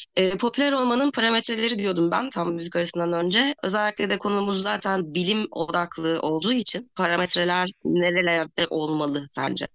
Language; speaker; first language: Turkish; native; Turkish